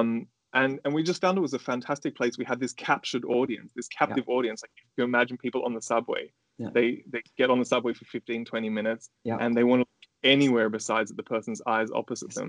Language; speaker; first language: English; native; English